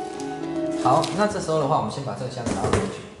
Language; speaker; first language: Chinese; native; Chinese